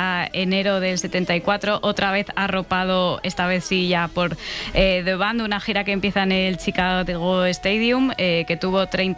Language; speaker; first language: Spanish; native; Spanish